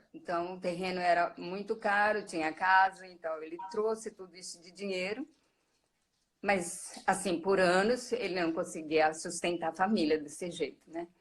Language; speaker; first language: Portuguese; early bilingual, other home language; Japanese